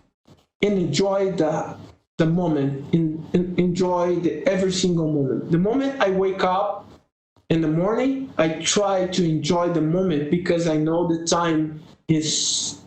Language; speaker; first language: English; non-native, learner; Portuguese